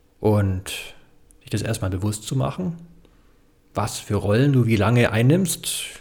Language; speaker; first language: German; native; German